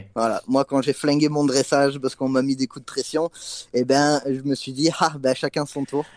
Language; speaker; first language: French; non-native, fluent; English